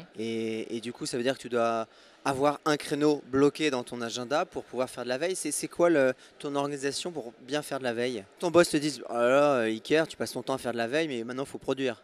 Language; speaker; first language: French; native; French